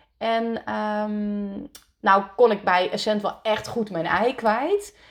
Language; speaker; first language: Dutch; native; Dutch